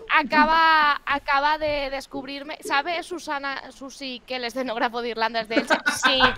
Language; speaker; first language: Spanish; native; Spanish